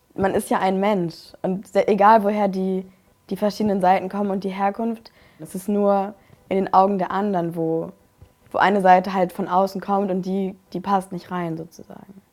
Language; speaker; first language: German; native; German